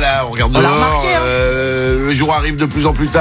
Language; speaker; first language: French; native; French